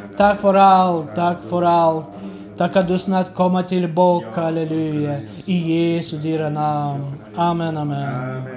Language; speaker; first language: Swedish; non-native, learner; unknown